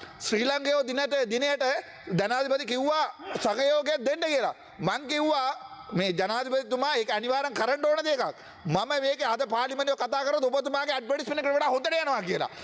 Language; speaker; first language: Sinhala; non-native, local second language; Tamil